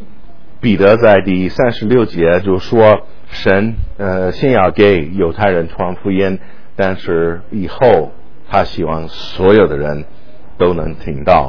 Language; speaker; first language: Chinese; non-native, fluent; English